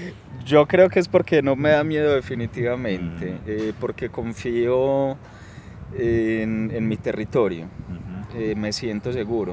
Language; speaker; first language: Spanish; native; Spanish